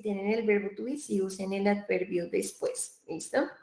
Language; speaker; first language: Spanish; native; Spanish